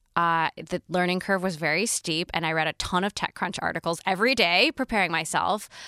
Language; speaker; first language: English; native; English